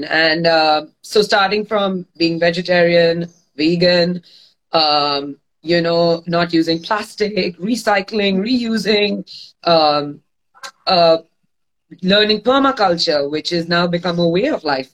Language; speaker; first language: English; non-native, local second language; Gujarati